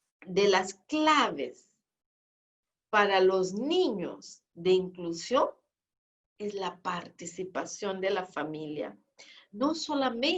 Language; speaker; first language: Spanish; non-native, fluent; Portuguese